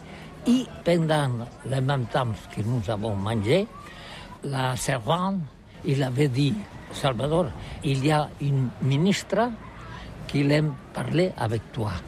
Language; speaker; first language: French; non-native, learner; Catalan